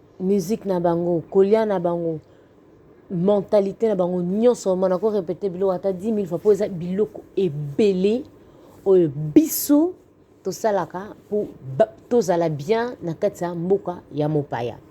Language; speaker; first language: Lingala; native; Lingala